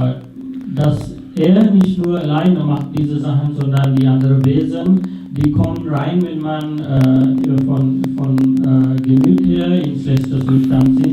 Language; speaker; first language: German; non-native, fluent; Sinhala